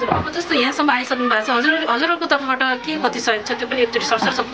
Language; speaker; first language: Nepali; native; Nepali